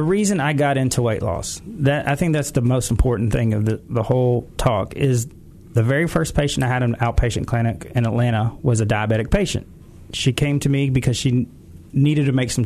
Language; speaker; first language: English; native; English